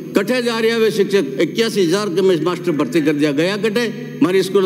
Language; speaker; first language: Hindi; native; Hindi